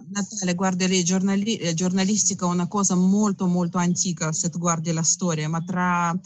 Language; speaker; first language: Italian; non-native, fluent; Russian